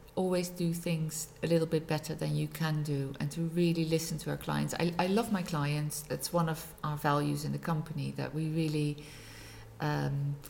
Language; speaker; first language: English; non-native, fluent; Dutch